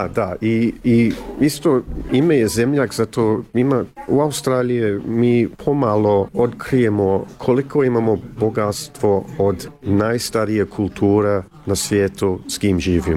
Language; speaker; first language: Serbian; early bilingual, heritage; Serbian